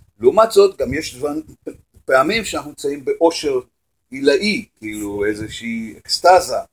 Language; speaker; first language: Hebrew; native; Hebrew